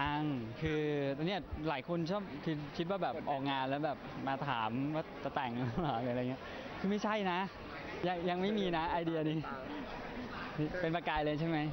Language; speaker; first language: Thai; native; Thai